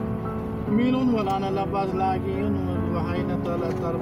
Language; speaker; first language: Filipino; non-native, learner; Arabic